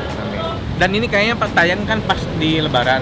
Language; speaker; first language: Indonesian; native; Indonesian